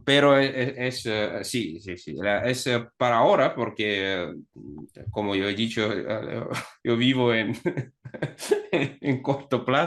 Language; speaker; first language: Spanish; non-native, fluent; Russian